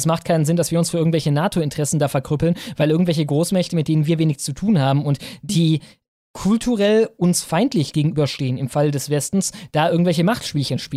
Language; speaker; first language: German; native; German